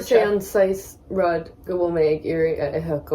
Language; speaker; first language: Irish; non-native, learner; English